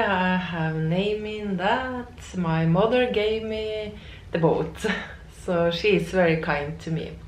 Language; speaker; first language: English; non-native, learner; Norwegian